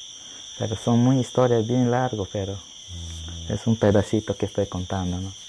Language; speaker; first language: Spanish; non-native, local second language; Shipibo-Conibo